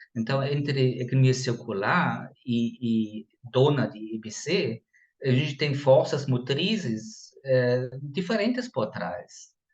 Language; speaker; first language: Portuguese; non-native, fluent; German